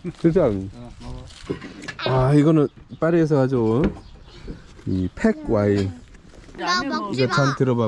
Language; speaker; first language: Korean; native; Korean